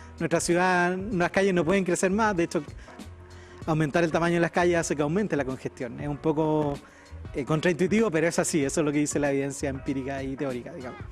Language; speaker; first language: Spanish; native; Spanish